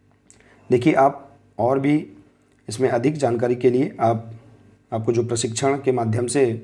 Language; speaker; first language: Hindi; native; Hindi